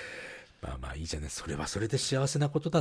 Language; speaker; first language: Japanese; native; Japanese